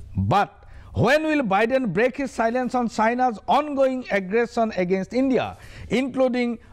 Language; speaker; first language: English; non-native, local second language; Assamese